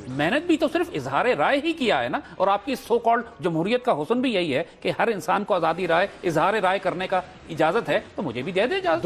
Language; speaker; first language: Urdu; native; Urdu